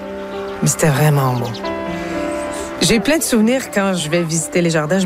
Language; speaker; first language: French; native; French